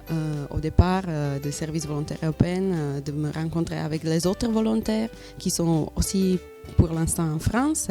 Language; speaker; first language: French; non-native, learner; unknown